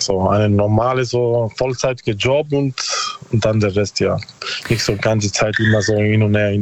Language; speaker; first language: German; non-native, learner; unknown